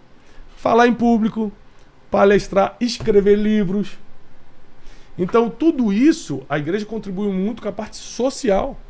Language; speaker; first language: Portuguese; native; Portuguese